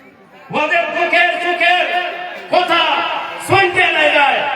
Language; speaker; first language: Bangla; non-native, local second language; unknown